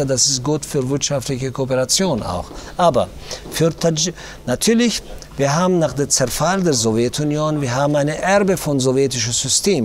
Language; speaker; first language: German; non-native, learner; Tajik